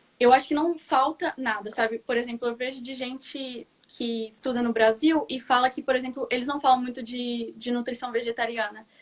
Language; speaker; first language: Portuguese; native; Portuguese